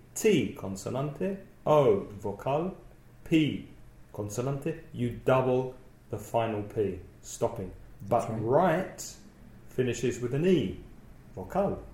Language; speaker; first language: English; native; English